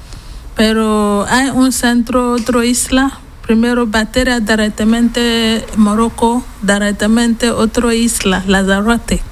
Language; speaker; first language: Spanish; non-native, learner; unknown